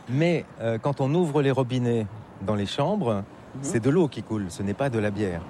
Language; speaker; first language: French; native; French